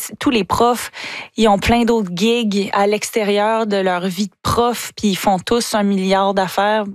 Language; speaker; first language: French; native; French